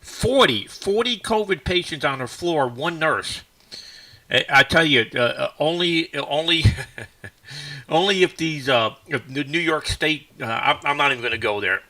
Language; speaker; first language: English; native; English